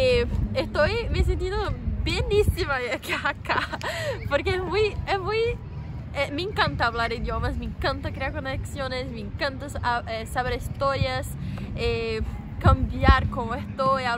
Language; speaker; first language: Spanish; non-native, learner; Portuguese